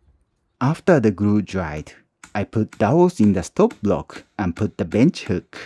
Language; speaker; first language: English; non-native, fluent; Japanese